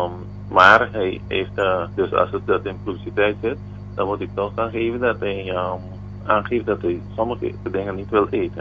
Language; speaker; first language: Dutch; non-native, local second language; Papiamento